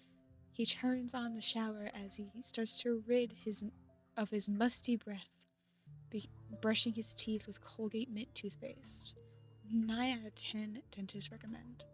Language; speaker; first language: English; native; English